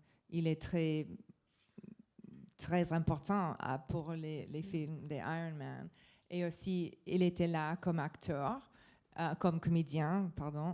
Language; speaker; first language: French; non-native, learner; English